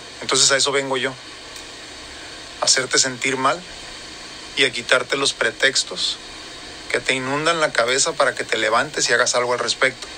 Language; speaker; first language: Spanish; native; Spanish